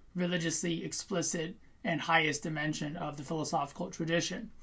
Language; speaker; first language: English; native; English